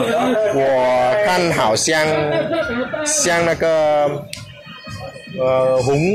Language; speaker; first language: Chinese; non-native, fluent; Vietnamese